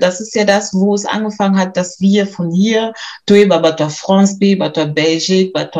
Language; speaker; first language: German; early bilingual, other home language; Lingala